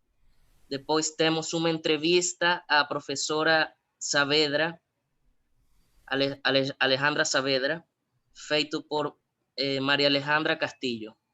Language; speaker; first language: Portuguese; non-native, fluent; Spanish